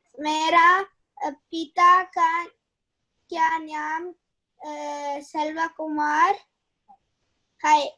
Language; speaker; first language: Hindi; non-native, learner; Tamil